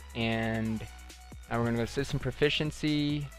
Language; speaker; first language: English; native; English